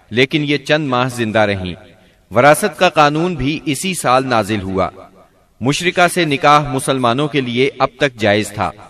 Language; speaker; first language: Urdu; native; Urdu